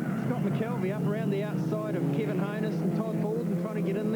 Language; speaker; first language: English; native; English